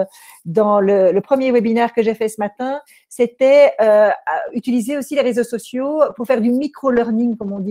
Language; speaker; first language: French; native; French